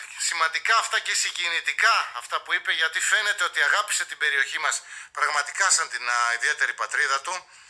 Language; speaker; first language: Greek; native; Greek